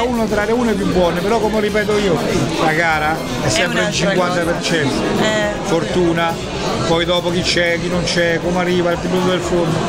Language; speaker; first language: Italian; native; Italian